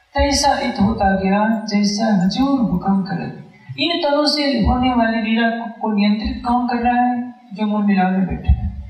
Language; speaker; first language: Hindi; native; Hindi